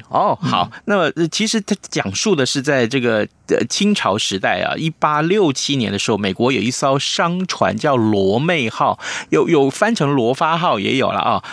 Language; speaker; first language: Chinese; native; Chinese